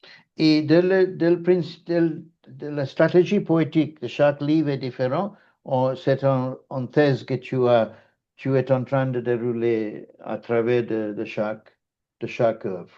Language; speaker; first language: French; non-native, fluent; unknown